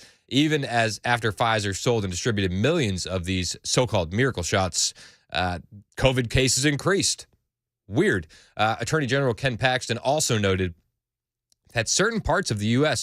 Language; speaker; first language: English; native; English